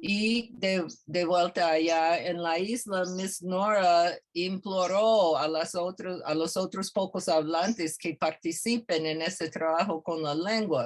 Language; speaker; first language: Spanish; non-native, fluent; English